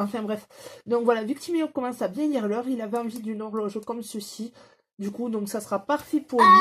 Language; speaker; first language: French; native; French